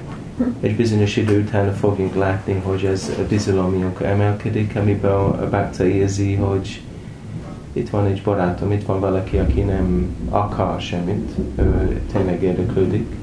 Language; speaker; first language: Hungarian; non-native, learner; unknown